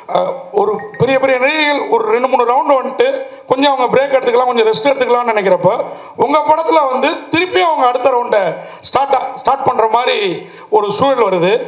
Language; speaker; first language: Tamil; native; Tamil